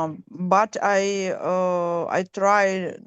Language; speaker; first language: English; non-native, learner; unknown